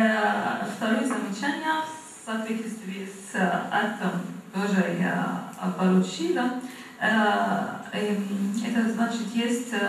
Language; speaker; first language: Russian; non-native, learner; Arabic